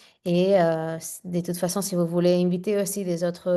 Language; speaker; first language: French; non-native, fluent; Spanish